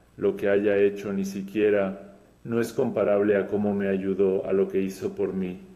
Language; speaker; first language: Spanish; non-native, fluent; Serbian